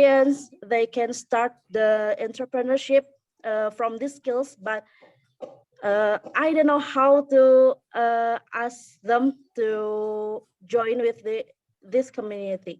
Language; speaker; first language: English; non-native, learner; Indonesian